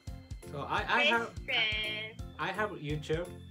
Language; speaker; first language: English; non-native, learner; Japanese